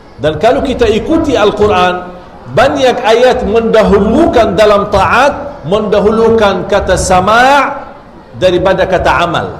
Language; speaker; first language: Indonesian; non-native, fluent; Arabic